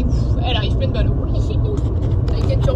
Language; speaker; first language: French; native; French